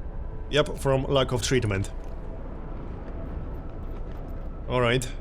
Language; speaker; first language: English; native; English